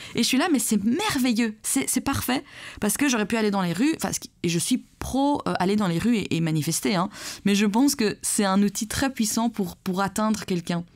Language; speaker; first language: French; early bilingual, other home language; Persian